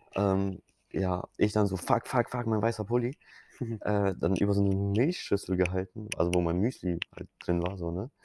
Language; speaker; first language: German; early bilingual, other home language; Polish